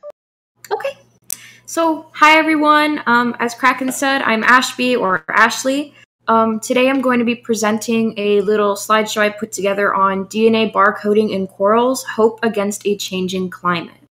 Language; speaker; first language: English; native; English